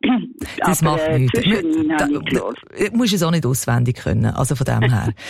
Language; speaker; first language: German; native; German